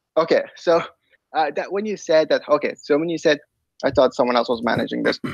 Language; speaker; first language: English; non-native, fluent; Persian